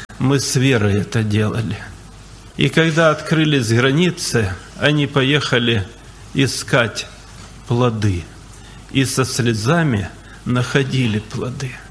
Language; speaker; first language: Russian; native; Russian